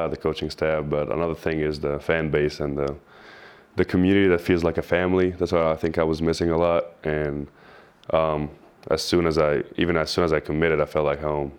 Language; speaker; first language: English; non-native, fluent; Arabic